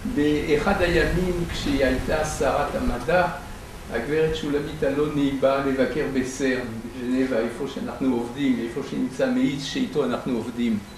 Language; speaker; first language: Hebrew; non-native, fluent; French